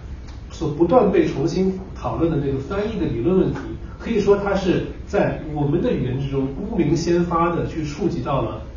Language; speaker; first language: Chinese; native; Chinese